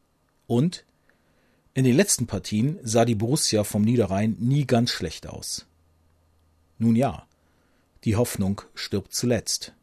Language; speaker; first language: German; native; German